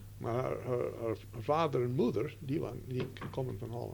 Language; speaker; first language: Dutch; early bilingual, heritage; Dutch